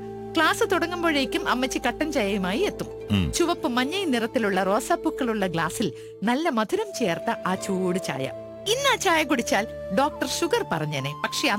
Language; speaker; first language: Malayalam; native; Malayalam